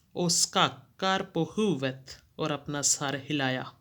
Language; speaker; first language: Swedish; non-native, fluent; Urdu